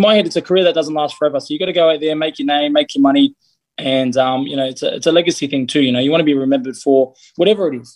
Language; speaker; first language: English; native; English